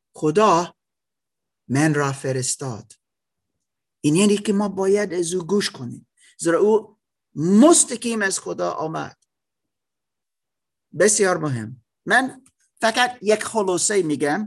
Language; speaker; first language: Persian; non-native, learner; German